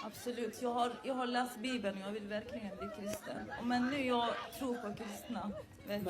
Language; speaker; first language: Swedish; non-native, fluent; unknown